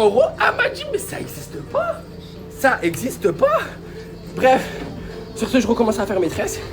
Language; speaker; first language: French; native; French